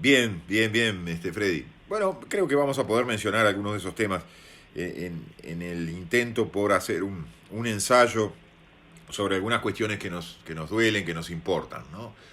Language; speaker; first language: Spanish; native; Spanish